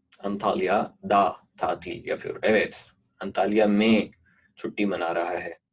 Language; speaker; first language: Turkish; non-native, fluent; Urdu